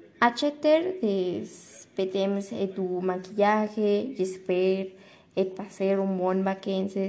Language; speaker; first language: French; non-native, learner; Spanish